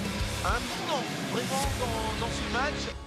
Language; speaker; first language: French; native; French